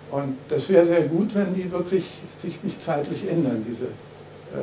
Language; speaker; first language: German; native; German